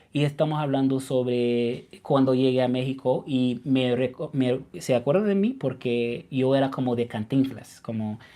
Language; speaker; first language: Spanish; non-native, fluent; English